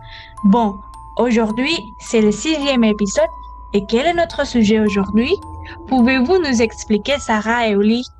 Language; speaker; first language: French; non-native, learner; Indonesian